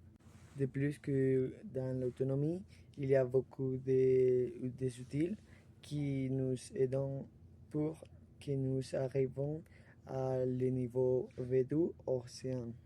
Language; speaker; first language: French; non-native, learner; Spanish